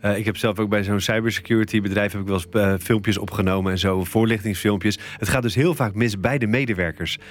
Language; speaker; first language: Dutch; native; Dutch